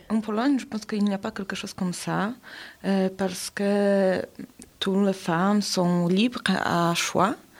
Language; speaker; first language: French; non-native, learner; Polish